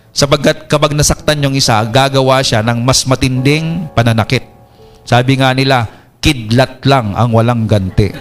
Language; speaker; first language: Filipino; non-native, local second language; Iloko